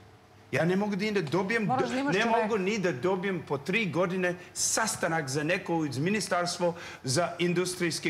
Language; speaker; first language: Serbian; non-native, learner; English